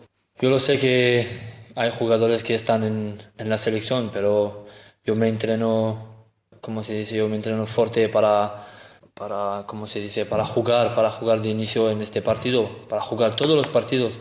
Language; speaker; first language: Spanish; non-native, learner; French